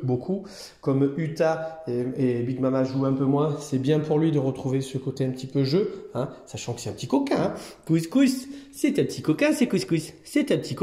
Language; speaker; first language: French; native; French